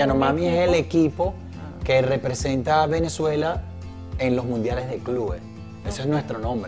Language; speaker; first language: Spanish; native; Spanish